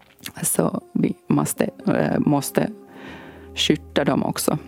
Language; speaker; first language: Swedish; non-native, local second language; Finnish